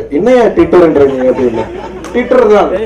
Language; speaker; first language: Tamil; native; Tamil